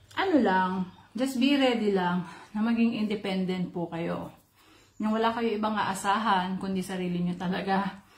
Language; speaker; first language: Filipino; native; Filipino